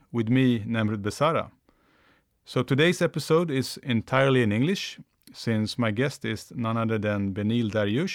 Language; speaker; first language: English; non-native, fluent; Swedish